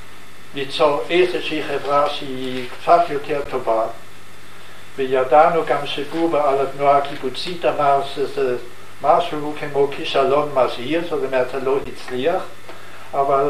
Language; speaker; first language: Hebrew; non-native, fluent; German